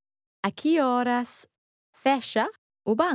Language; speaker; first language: Portuguese; non-native, learner; English